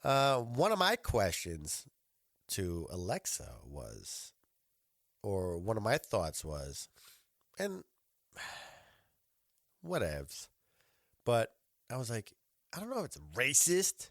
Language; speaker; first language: English; native; English